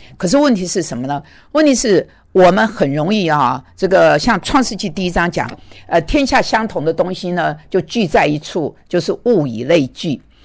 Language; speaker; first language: Chinese; native; Chinese